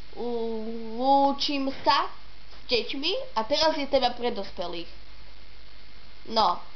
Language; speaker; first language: Slovak; non-native, learner; Russian